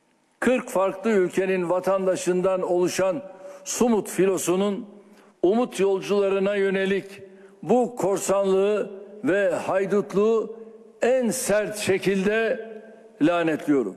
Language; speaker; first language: Turkish; native; Turkish